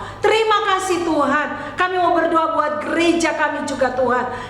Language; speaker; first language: Indonesian; native; Indonesian